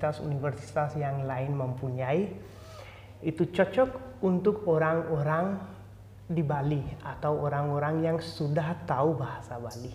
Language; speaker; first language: Indonesian; non-native, fluent; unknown